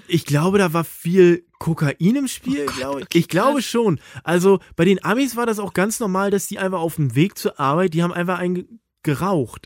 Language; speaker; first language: German; native; German